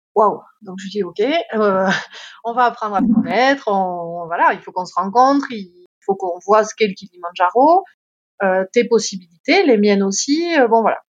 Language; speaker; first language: French; native; French